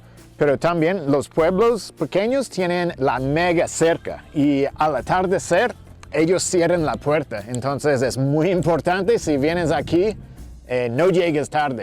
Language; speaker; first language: Spanish; non-native, fluent; English